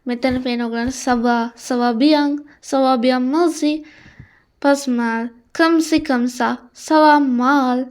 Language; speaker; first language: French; non-native, learner; Sinhala